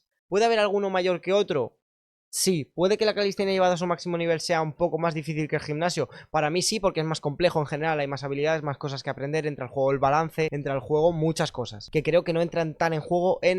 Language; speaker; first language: Spanish; native; Spanish